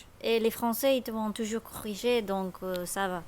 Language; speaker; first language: French; non-native, fluent; Spanish